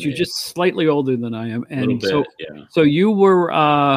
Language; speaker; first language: English; native; English